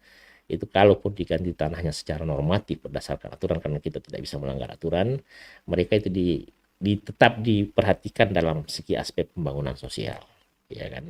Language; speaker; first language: Indonesian; native; Indonesian